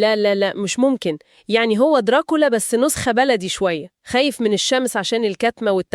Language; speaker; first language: Arabic; native; Arabic